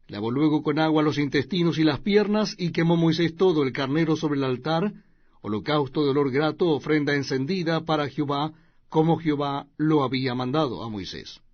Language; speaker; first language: Spanish; native; Spanish